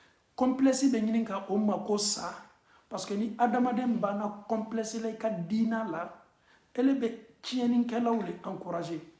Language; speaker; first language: French; non-native, local second language; Bambara